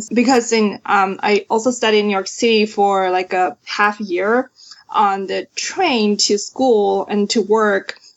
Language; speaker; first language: English; non-native, fluent; Chinese